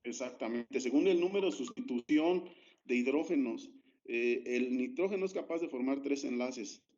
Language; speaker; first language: Spanish; native; Spanish